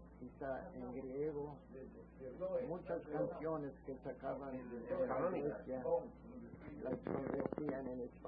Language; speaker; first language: Spanish; early bilingual, heritage; Ladino